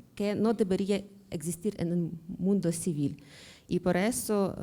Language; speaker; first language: Spanish; non-native, learner; Ukrainian